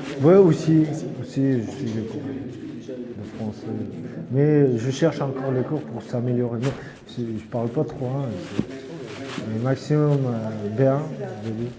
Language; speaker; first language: French; non-native, learner; Uzbek